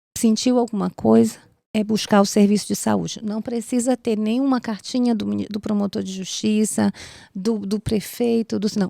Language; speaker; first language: Portuguese; native; Portuguese